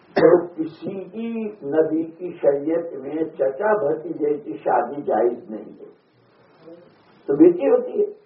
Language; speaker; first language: Urdu; non-native, local second language; Gujarati